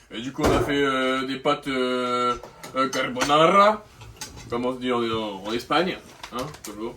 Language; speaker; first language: French; native; French